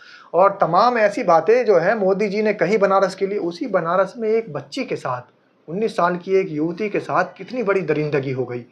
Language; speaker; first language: Hindi; native; Hindi